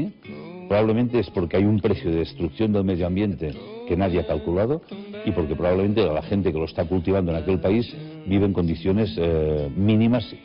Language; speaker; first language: Spanish; native; Spanish